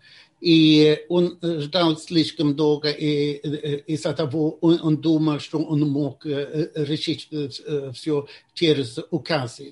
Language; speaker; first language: Russian; non-native, fluent; Swedish